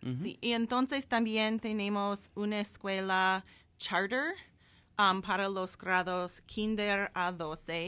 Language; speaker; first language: Spanish; non-native, fluent; English